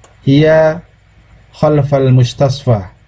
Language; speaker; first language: Arabic; non-native, fluent; Indonesian